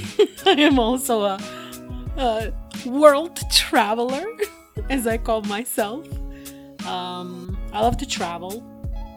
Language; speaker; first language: English; non-native, fluent; Slovenian